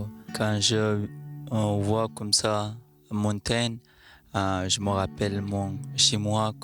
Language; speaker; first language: French; non-native, learner; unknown